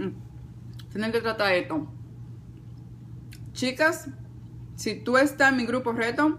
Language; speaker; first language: Spanish; native; Spanish